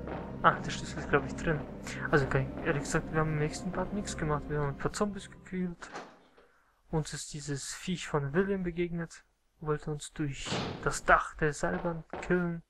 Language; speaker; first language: German; native; German